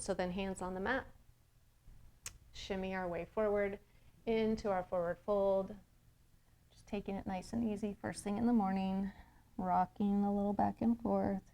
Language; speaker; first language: English; native; English